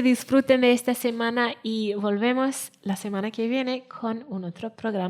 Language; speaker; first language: Spanish; non-native, learner; Welsh